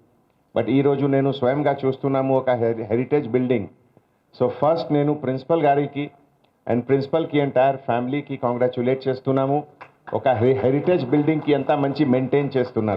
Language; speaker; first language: Telugu; non-native, learner; Hindi